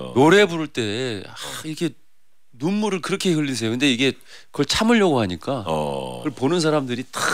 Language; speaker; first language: Korean; native; Korean